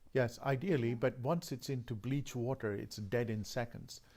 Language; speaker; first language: English; native; English